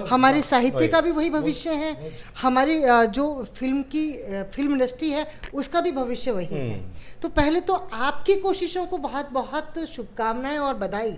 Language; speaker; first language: Hindi; native; Hindi